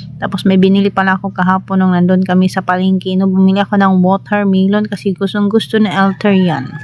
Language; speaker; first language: Filipino; non-native, local second language; Waray